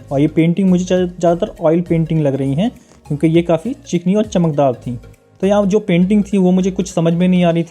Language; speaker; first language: Hindi; native; Hindi